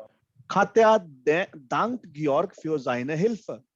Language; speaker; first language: German; non-native, fluent; Hindi